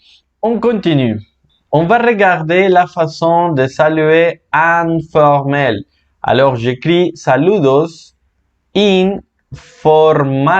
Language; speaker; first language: French; non-native, fluent; Spanish